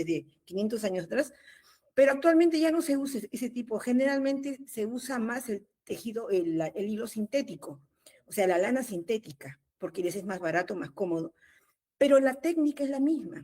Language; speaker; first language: Spanish; native; Spanish